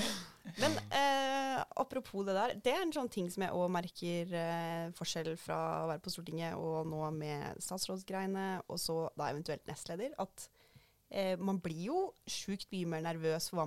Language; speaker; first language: Norwegian; native; Norwegian